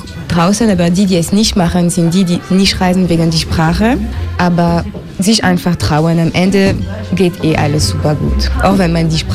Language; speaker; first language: German; non-native, fluent; French